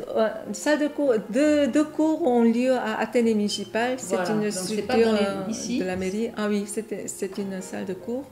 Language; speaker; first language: French; non-native, fluent; Korean